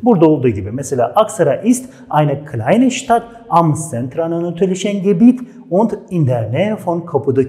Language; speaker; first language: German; non-native, fluent; Turkish